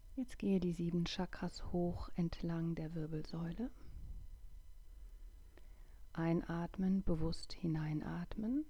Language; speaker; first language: German; native; German